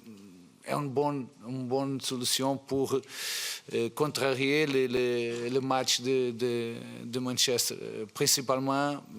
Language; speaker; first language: French; non-native, fluent; Portuguese